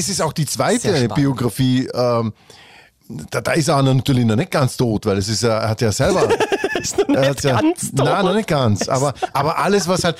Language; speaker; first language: German; native; German